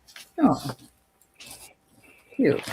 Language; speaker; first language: English; native; English